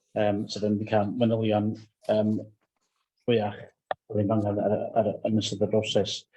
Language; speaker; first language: Welsh; native; Welsh